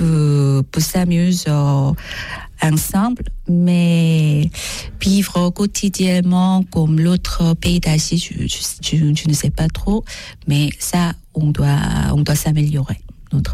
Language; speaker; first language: French; non-native, learner; Korean